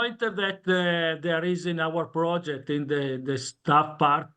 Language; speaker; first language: English; non-native, learner; Italian